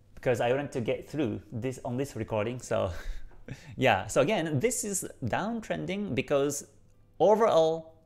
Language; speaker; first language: English; non-native, fluent; Japanese